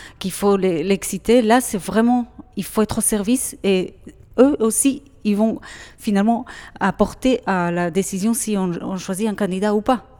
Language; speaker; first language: French; non-native, fluent; Hebrew